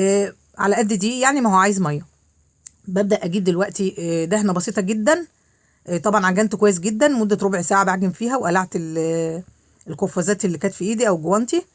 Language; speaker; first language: Arabic; native; Arabic